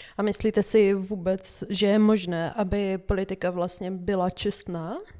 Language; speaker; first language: Czech; native; Czech